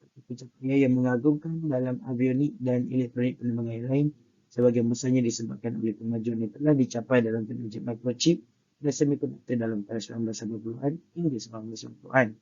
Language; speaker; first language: Malay; native; Malay